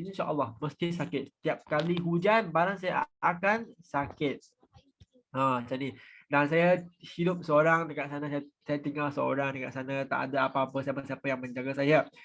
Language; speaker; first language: Malay; non-native, fluent; Vietnamese